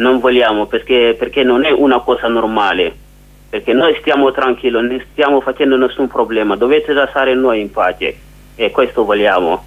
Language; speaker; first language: Italian; non-native, learner; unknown